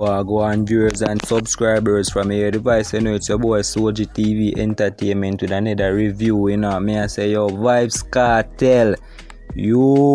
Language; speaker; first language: English; non-native, local second language; Jamaican Creole English